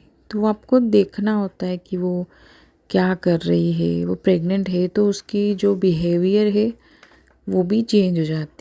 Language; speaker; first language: Hindi; native; Hindi